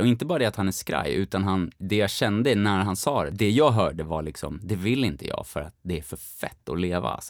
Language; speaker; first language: Swedish; native; Swedish